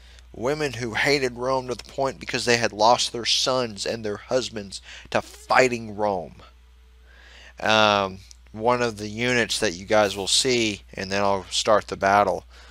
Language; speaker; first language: English; native; English